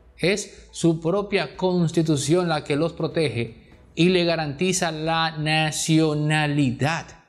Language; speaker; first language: Spanish; native; Spanish